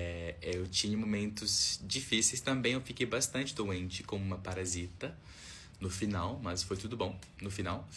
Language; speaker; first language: Portuguese; non-native, fluent; English